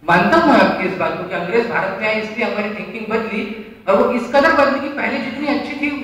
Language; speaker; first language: Hindi; non-native, local second language; Marathi